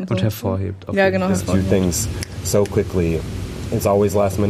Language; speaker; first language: German; native; German